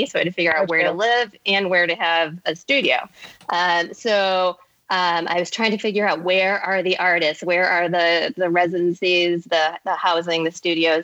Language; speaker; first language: English; native; English